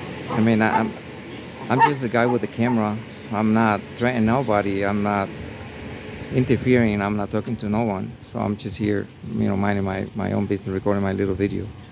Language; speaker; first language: English; non-native, fluent; Spanish